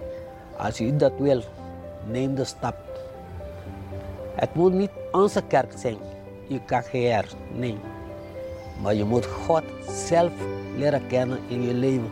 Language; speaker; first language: Dutch; non-native, fluent; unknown